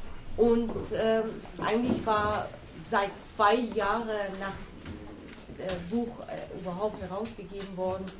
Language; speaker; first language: German; non-native, fluent; Persian